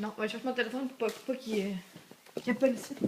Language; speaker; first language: French; native; French